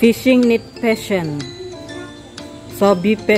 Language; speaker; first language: English; non-native, local second language; Malay